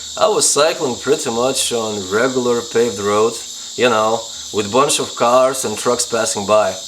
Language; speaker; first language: English; non-native, fluent; Lithuanian